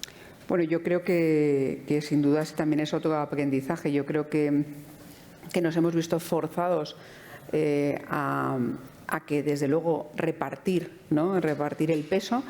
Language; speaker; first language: Spanish; native; Spanish